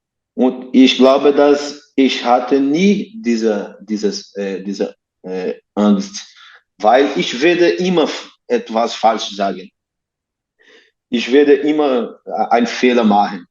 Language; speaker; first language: German; non-native, learner; Portuguese